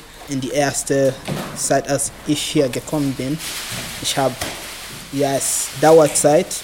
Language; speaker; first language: German; non-native, learner; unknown